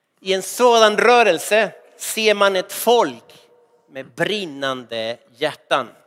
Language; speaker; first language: Swedish; non-native, fluent; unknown